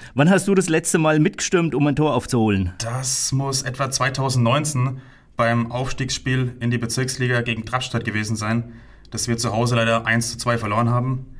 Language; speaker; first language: German; native; German